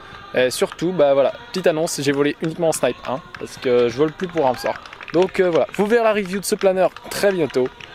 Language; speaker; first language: French; native; French